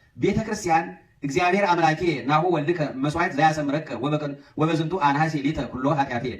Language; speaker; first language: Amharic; native; Amharic